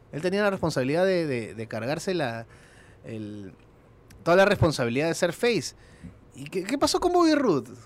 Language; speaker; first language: Spanish; native; Spanish